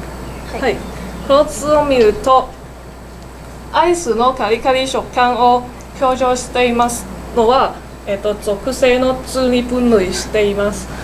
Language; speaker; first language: Japanese; non-native, learner; Cantonese